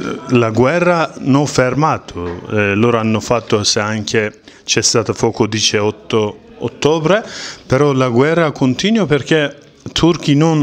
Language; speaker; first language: Italian; non-native, learner; Kurdish